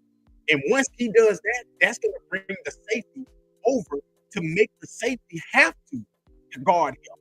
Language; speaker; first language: English; native; English